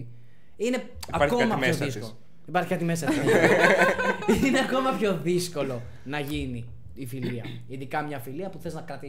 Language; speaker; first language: Greek; native; Greek